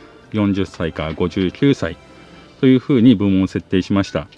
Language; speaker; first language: Japanese; native; Japanese